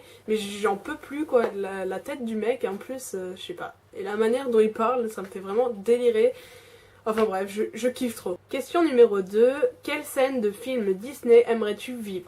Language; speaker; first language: French; native; French